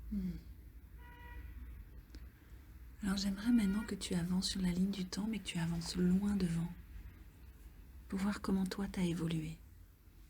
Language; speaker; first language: French; native; French